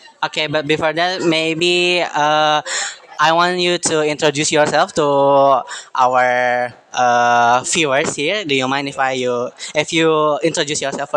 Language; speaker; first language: English; non-native, learner; Indonesian